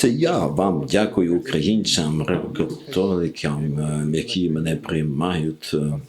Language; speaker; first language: Ukrainian; non-native, learner; French